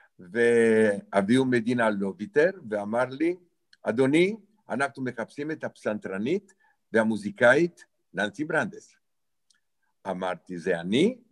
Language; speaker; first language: Hebrew; non-native, fluent; Romanian